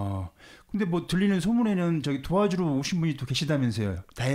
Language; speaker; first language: Korean; native; Korean